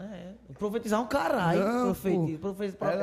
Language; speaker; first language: Portuguese; native; Portuguese